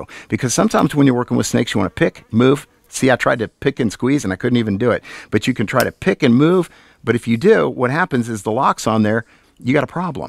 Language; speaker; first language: English; native; English